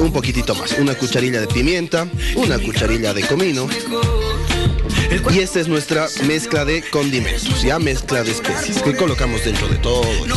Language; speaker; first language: Spanish; native; Spanish